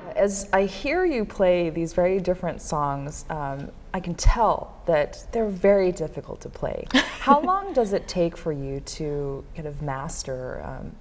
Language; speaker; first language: English; native; English